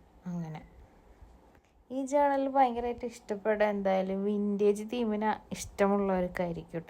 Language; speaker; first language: Malayalam; native; Malayalam